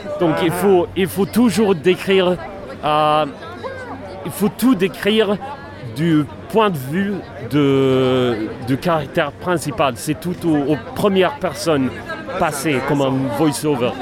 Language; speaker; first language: French; non-native, fluent; Swedish